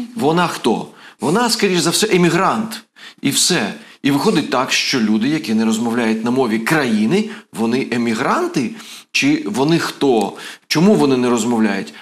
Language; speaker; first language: Ukrainian; non-native, local second language; Russian